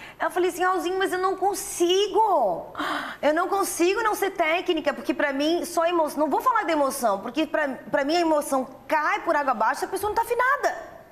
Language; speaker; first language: Portuguese; early bilingual, other home language; Italian